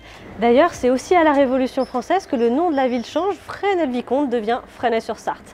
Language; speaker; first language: French; native; French